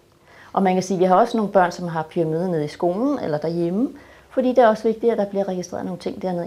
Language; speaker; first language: Danish; native; Danish